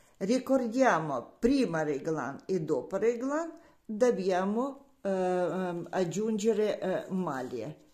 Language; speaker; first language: Italian; non-native, learner; Russian